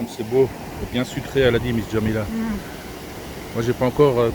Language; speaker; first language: French; native; French